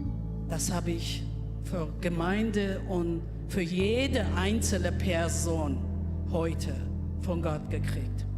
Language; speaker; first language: German; non-native, learner; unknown